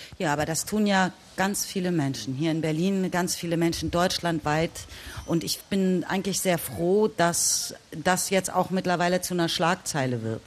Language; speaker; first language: German; native; German